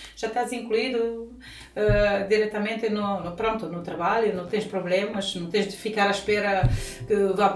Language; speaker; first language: Portuguese; non-native, fluent; Romanian